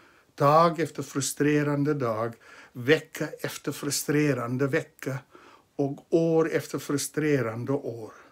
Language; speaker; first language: Swedish; non-native, fluent; English